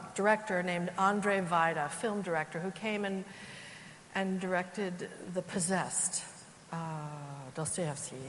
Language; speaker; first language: English; native; English